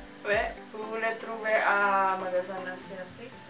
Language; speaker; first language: French; non-native, learner; Indonesian